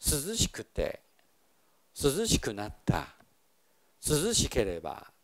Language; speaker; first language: Japanese; non-native, fluent; Chinese